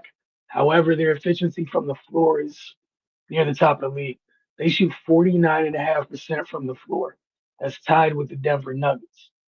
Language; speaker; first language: English; native; English